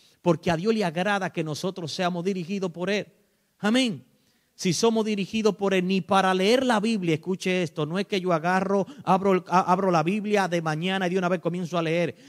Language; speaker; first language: Spanish; native; Spanish